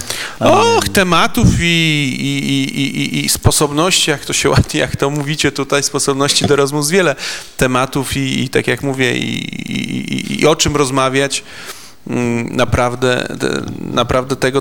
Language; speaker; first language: Polish; native; Polish